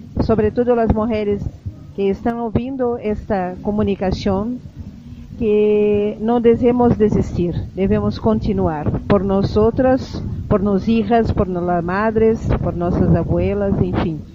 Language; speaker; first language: Spanish; non-native, learner; Portuguese